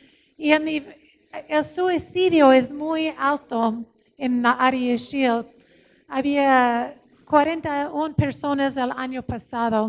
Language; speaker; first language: Spanish; non-native, fluent; English